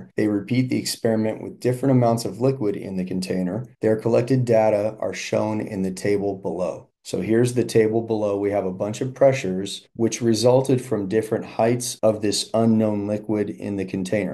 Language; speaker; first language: English; native; English